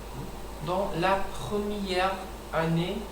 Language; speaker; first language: French; non-native, learner; English